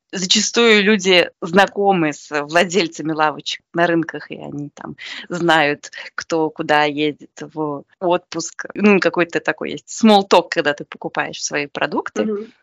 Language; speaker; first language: Russian; native; Russian